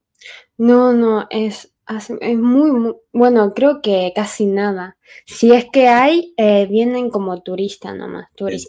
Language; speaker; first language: Spanish; non-native, fluent; Chinese